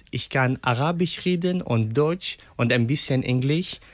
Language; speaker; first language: German; non-native, learner; Arabic